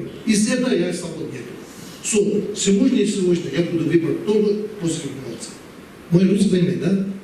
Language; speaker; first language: Russian; non-native, learner; Tibetan